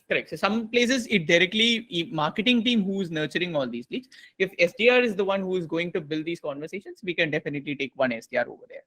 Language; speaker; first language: English; non-native, local second language; Tamil